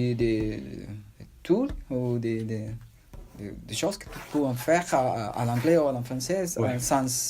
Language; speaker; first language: French; non-native, learner; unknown